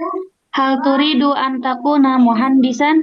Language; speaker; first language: Arabic; non-native, learner; Indonesian